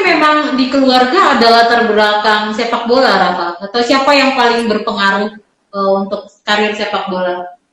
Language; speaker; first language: Indonesian; native; Indonesian